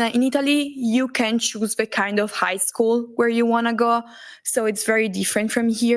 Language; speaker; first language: English; non-native, learner; Italian